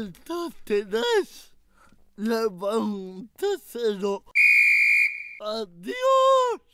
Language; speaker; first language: Spanish; native; Spanish